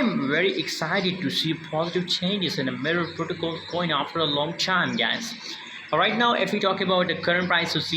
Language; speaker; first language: English; non-native, fluent; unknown